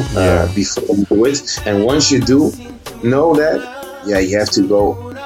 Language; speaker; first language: English; early bilingual, heritage; Dutch